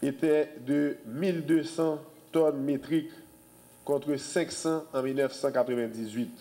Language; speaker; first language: French; non-native, local second language; Haitian Creole